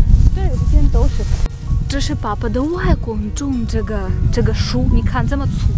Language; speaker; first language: Chinese; non-native, fluent; Russian